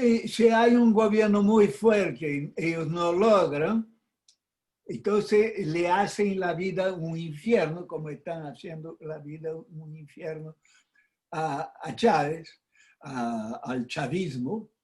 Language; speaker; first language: Spanish; non-native, fluent; Portuguese